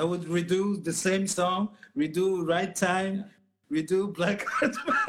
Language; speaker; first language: English; non-native, fluent; Portuguese